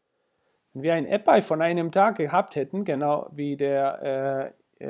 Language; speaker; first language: German; non-native, fluent; Spanish